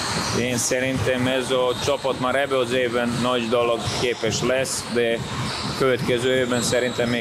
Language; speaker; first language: Hungarian; non-native, fluent; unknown